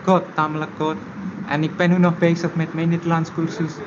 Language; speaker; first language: Dutch; non-native, learner; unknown